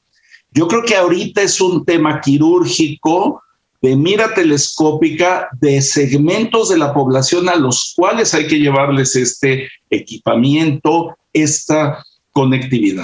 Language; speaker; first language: Spanish; native; Spanish